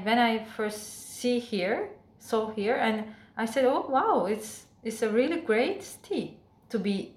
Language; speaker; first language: English; non-native, fluent; Turkish